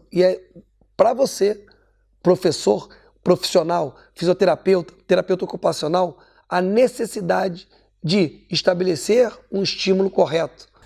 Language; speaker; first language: Portuguese; native; Portuguese